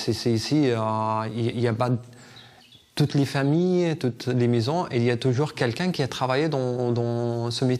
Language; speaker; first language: French; non-native, fluent; Arabic